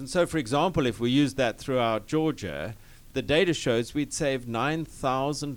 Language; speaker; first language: English; native; English